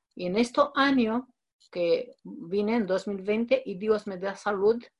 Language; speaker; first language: Spanish; non-native, fluent; Romanian